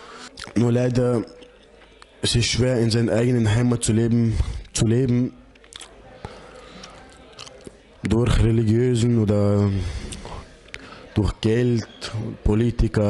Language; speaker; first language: German; early bilingual, other home language; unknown